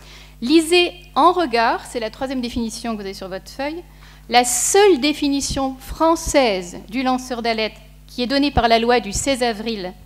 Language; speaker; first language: French; native; French